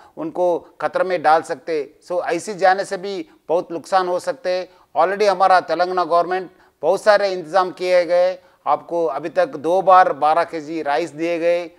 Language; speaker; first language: Hindi; non-native, local second language; Telugu